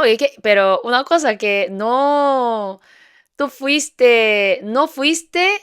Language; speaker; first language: Spanish; non-native, fluent; Korean